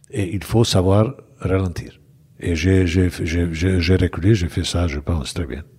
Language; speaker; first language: French; non-native, fluent; Bosnian